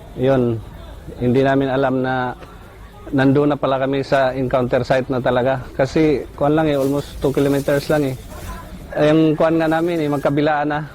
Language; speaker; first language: Filipino; non-native, local second language; Cebuano